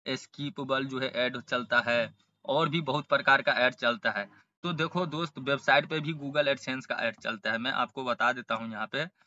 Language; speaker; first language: Hindi; native; Hindi